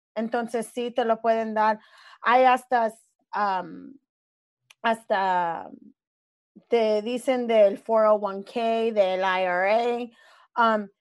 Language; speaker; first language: Spanish; early bilingual, other home language; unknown